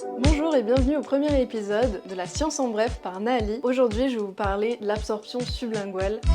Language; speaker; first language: French; native; French